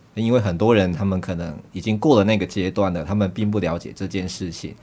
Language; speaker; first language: Chinese; native; Chinese